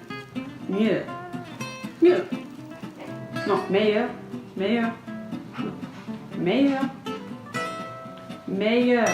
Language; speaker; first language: French; non-native, learner; English